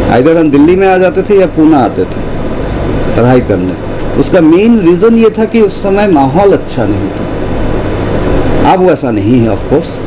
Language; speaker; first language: Hindi; non-native, local second language; Assamese